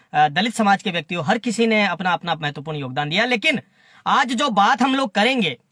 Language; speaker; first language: Hindi; native; Hindi